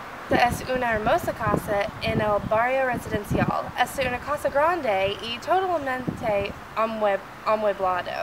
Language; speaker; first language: Spanish; non-native, learner; English